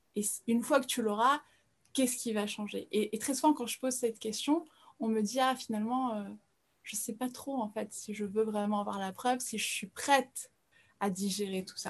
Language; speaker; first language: French; early bilingual, other home language; Portuguese